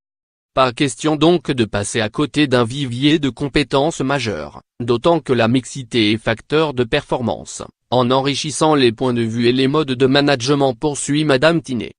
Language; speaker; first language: French; native; French